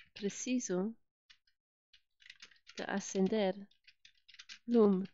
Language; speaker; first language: Portuguese; non-native, fluent; English